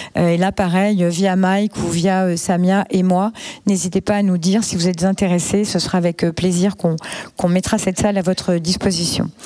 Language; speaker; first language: French; native; French